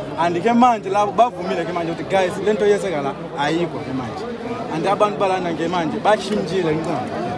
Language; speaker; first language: Zulu; non-native, fluent; Nyanja